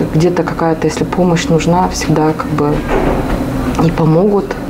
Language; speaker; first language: Russian; non-native, local second language; Kazakh